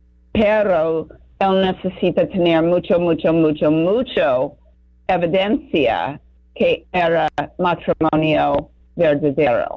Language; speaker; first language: Spanish; non-native, learner; English